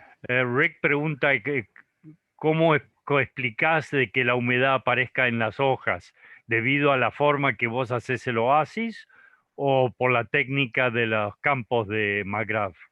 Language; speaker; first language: Spanish; native; Spanish